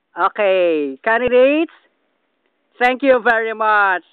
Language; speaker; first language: English; non-native, local second language; Filipino